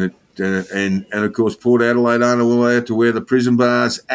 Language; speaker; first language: English; native; English